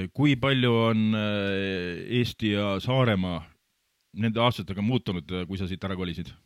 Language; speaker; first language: Estonian; native; Estonian